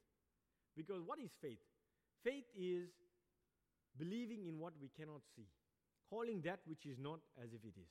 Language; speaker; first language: English; native; English